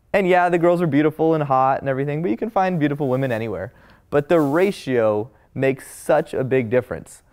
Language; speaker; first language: English; native; English